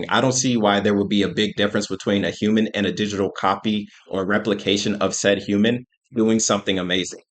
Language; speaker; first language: English; native; English